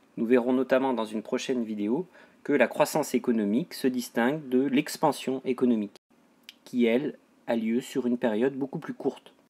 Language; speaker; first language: French; native; French